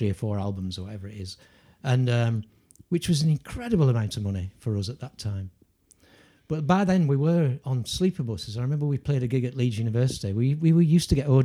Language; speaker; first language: English; native; English